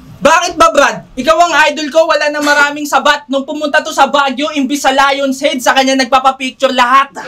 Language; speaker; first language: Filipino; native; Filipino